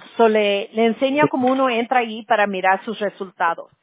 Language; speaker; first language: Spanish; early bilingual, other home language; English